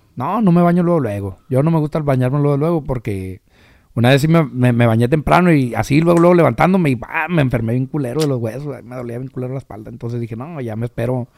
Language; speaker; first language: Spanish; native; Spanish